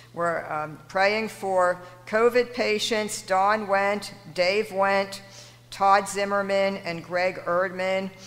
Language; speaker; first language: English; native; English